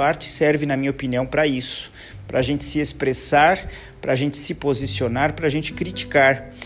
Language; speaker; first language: Portuguese; native; Portuguese